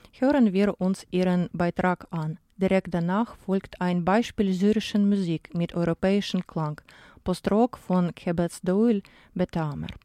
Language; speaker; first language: German; non-native, fluent; Ukrainian